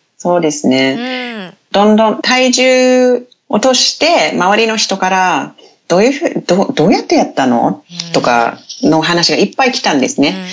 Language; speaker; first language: Japanese; non-native, fluent; English